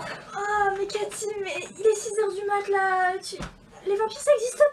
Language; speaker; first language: French; native; French